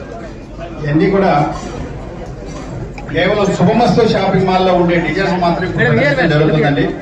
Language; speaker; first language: Telugu; native; Telugu